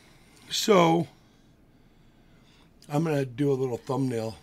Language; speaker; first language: English; native; English